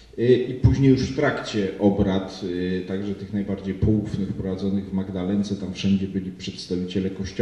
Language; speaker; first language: Polish; native; Polish